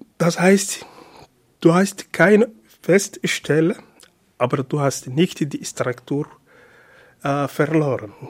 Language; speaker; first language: German; non-native, learner; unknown